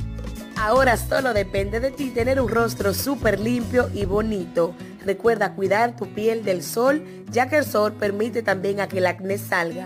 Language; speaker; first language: Spanish; native; Spanish